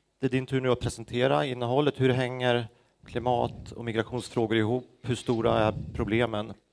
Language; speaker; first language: Swedish; native; Swedish